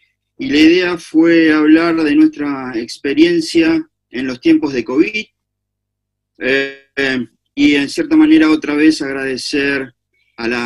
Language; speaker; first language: Spanish; native; Spanish